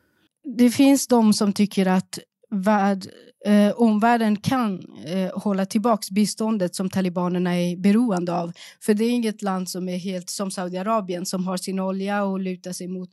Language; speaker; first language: Swedish; early bilingual, other home language; Persian